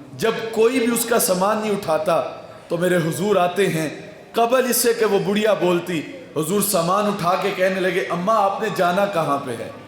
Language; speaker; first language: Urdu; non-native, local second language; Punjabi